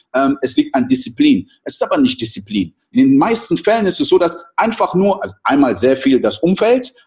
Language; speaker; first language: German; early bilingual, other home language; French